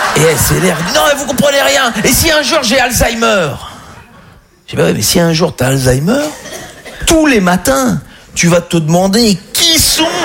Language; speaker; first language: French; native; French